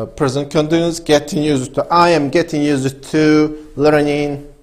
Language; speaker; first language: English; non-native, fluent; Kazakh